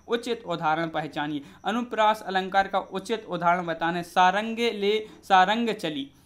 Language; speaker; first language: Hindi; native; Hindi